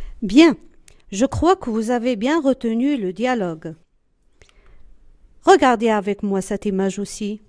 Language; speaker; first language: French; non-native, local second language; Arabic